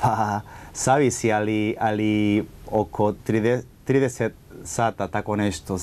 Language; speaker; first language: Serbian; non-native, learner; Spanish